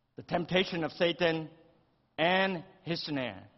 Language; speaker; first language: English; early bilingual, other home language; Vietnamese